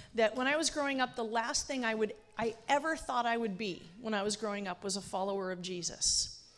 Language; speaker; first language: English; native; English